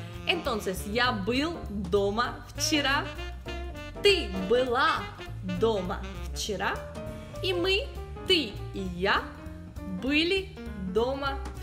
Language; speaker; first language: Russian; non-native, fluent; Spanish